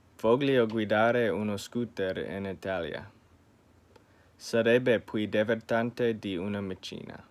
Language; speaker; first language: Italian; non-native, learner; English